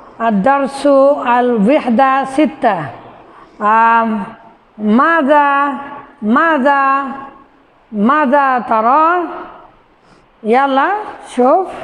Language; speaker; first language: Arabic; non-native, fluent; Bangla